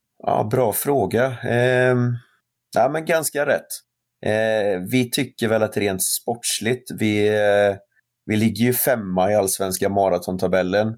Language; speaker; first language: Swedish; native; Swedish